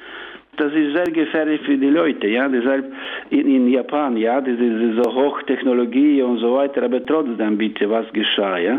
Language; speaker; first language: German; non-native, learner; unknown